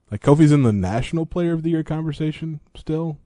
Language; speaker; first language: English; native; English